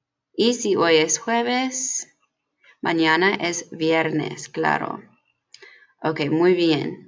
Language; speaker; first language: Spanish; non-native, fluent; English